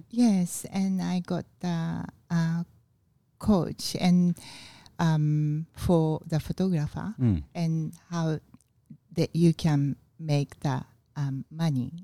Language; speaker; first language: English; non-native, learner; Japanese